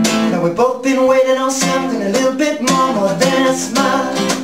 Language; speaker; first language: English; native; English